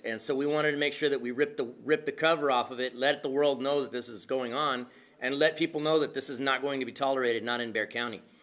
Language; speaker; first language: English; early bilingual, other home language; Spanish